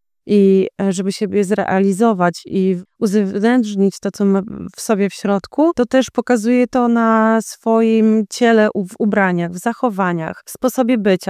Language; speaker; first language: Polish; native; Polish